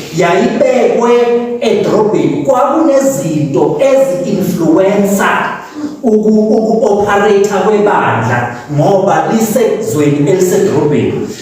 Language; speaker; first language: Zulu; non-native, local second language; South Ndebele